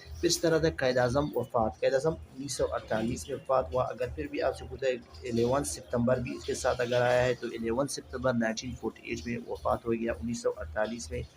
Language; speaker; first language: Urdu; non-native, local second language; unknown